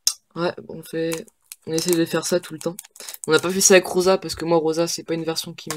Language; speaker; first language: French; native; French